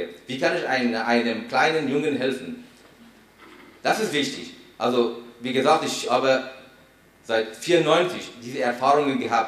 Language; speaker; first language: German; non-native, fluent; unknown